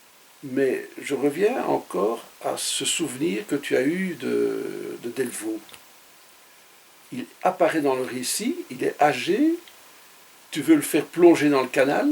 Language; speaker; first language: French; native; French